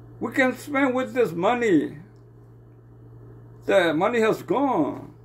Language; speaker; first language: English; non-native, learner; Burmese